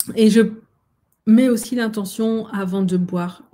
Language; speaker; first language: French; native; French